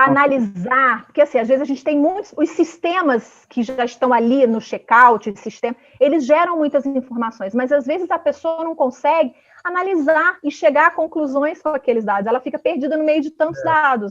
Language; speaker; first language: Portuguese; native; Portuguese